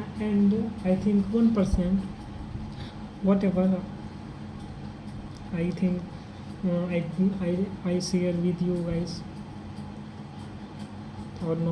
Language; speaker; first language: English; non-native, learner; Hindi